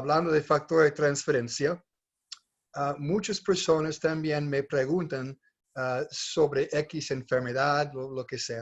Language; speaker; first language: Spanish; non-native, fluent; English